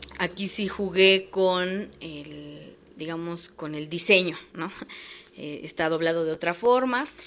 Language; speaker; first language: Spanish; native; Spanish